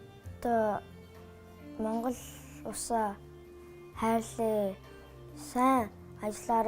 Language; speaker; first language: Mongolian; early bilingual, heritage; Mongolian